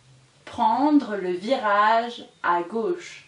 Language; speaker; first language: French; native; French